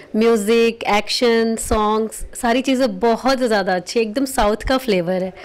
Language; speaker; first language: Hindi; non-native, local second language; Bhojpuri